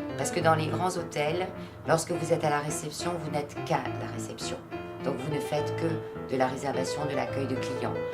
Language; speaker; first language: French; native; French